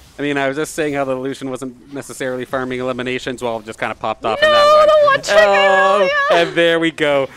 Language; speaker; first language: English; native; English